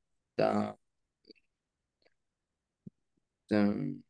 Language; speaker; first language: French; non-native, learner; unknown